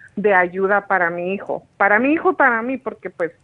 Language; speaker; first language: Spanish; native; Spanish